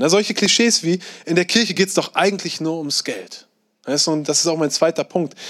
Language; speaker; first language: German; native; German